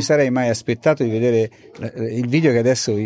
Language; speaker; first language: Italian; native; Italian